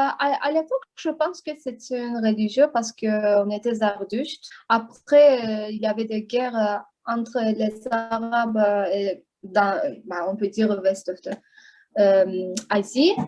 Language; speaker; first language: French; non-native, learner; Azerbaijani